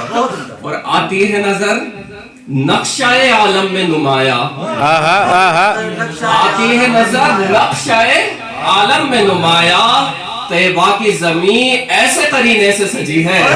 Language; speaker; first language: Urdu; native; Urdu